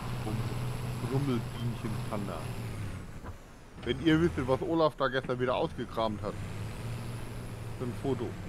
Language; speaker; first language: German; native; German